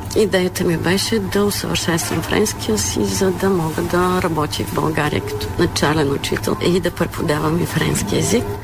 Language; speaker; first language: Bulgarian; non-native, local second language; Turkish